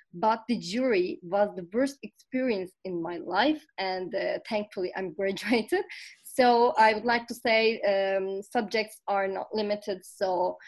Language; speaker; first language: English; non-native, fluent; Turkish